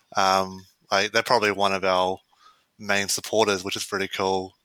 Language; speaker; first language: English; native; English